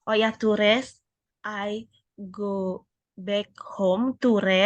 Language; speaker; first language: English; non-native, learner; Indonesian